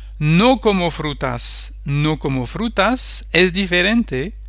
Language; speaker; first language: Spanish; non-native, fluent; French